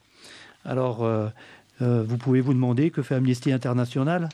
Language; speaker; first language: French; native; French